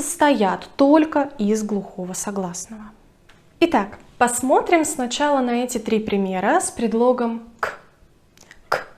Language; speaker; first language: Russian; native; Russian